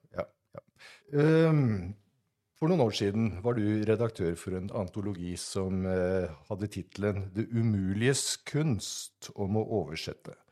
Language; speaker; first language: Norwegian; native; Norwegian